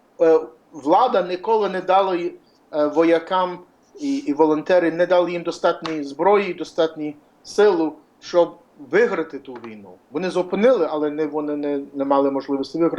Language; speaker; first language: Ukrainian; early bilingual, heritage; Ukrainian